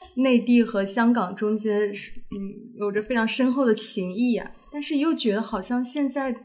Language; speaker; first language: Chinese; native; Chinese